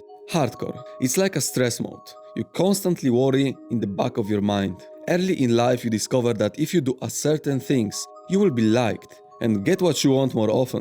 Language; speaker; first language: English; non-native, fluent; Polish